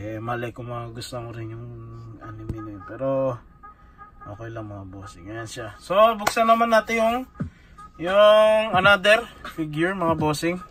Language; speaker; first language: Filipino; native; Filipino